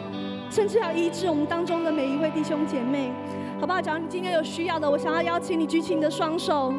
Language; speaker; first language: Chinese; native; Chinese